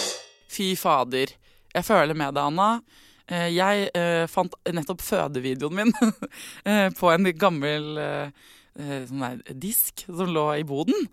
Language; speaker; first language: Norwegian; native; Norwegian